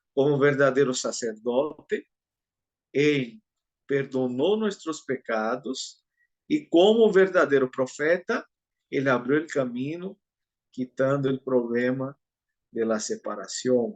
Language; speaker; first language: Portuguese; non-native, learner; Spanish